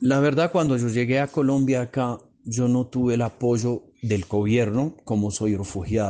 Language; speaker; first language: Spanish; non-native, fluent; Arabic